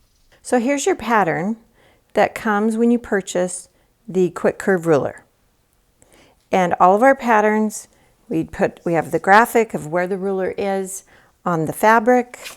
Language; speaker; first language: English; native; English